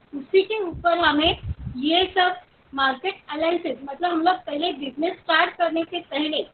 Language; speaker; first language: Hindi; non-native, local second language; Marathi